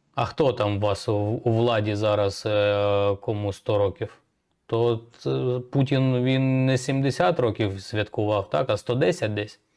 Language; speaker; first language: Ukrainian; non-native, local second language; Russian